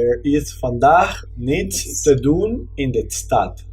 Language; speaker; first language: Dutch; non-native, learner; Spanish